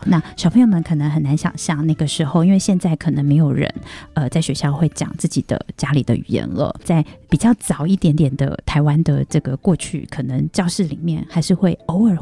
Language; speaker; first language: Chinese; non-native, local second language; Min Nan Chinese